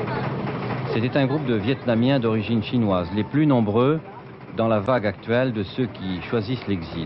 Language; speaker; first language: French; native; French